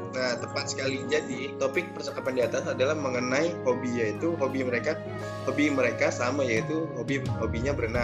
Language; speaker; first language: Indonesian; native; Indonesian